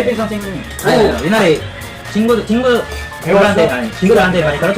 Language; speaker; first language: Korean; non-native, learner; Filipino